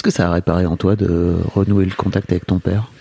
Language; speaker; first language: French; native; French